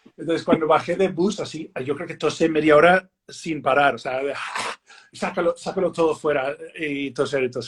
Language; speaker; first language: Spanish; non-native, fluent; English